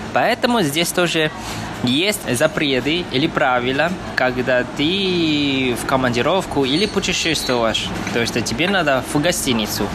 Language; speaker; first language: Russian; non-native, fluent; Chinese